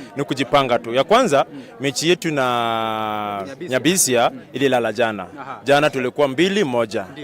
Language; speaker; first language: Swahili; non-native, local second language; Luo (Kenya and Tanzania)